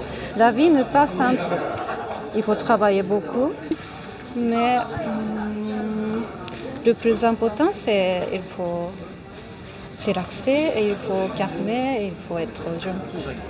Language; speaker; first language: French; non-native, learner; Japanese